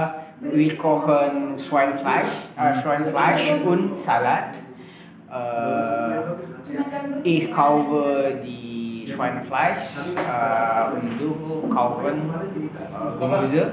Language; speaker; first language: German; non-native, learner; Indonesian